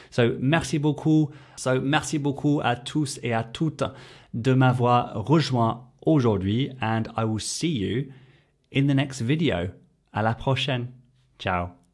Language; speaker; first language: French; non-native, fluent; English